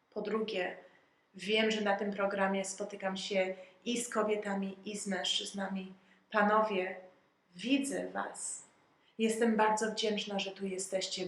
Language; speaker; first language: Polish; early bilingual, heritage; Polish